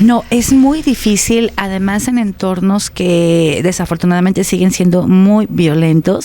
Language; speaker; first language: Spanish; native; Spanish